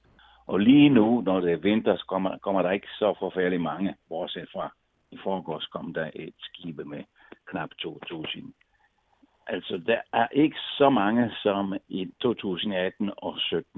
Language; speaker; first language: Danish; non-native, fluent; Italian